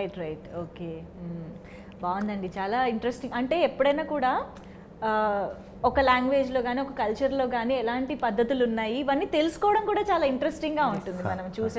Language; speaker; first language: Telugu; native; Telugu